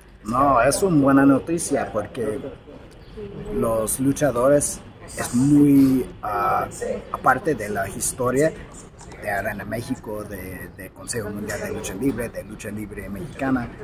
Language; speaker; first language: Spanish; non-native, learner; English